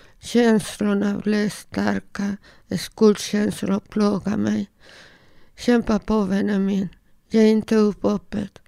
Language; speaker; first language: Swedish; non-native, fluent; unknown